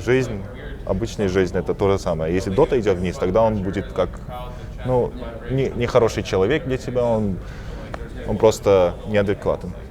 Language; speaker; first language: Russian; early bilingual, heritage; Russian